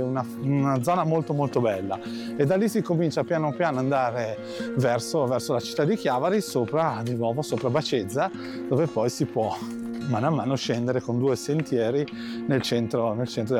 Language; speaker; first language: Italian; native; Italian